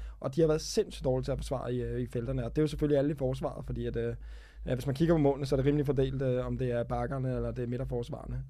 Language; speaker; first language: Danish; native; Danish